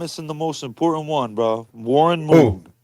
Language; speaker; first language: English; native; English